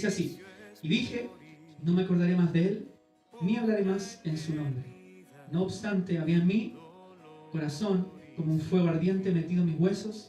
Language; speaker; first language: Spanish; native; Spanish